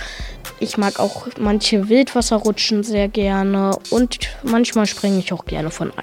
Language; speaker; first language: German; native; German